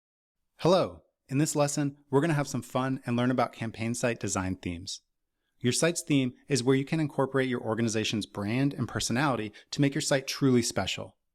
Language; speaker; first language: English; native; English